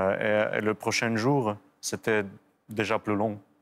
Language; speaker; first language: French; non-native, fluent; Ukrainian